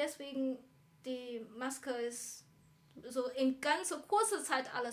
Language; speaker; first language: German; non-native, learner; Chinese